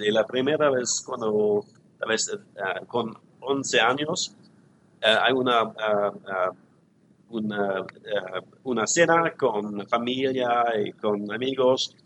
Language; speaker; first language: Spanish; non-native, learner; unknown